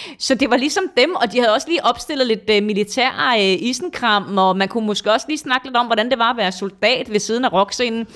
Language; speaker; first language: Danish; native; Danish